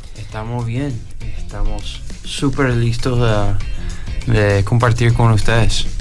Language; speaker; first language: Spanish; non-native, fluent; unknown